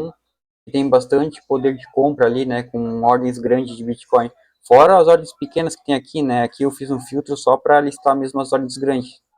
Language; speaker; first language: Portuguese; native; Portuguese